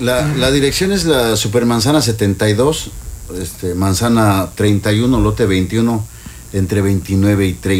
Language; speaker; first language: Spanish; native; Spanish